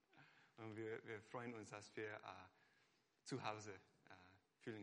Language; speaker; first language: German; non-native, fluent; Hungarian